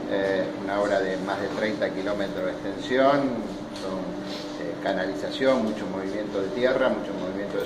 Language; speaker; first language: Spanish; native; Spanish